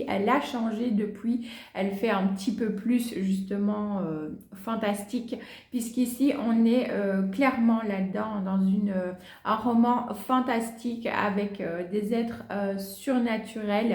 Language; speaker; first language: French; native; French